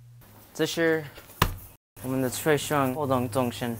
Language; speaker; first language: Chinese; non-native, learner; English